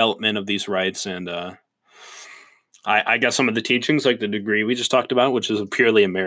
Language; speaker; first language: English; native; English